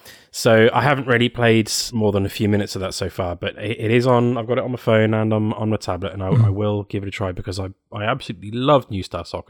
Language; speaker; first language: English; native; English